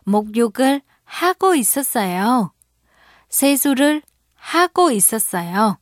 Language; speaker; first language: Korean; non-native, fluent; Vietnamese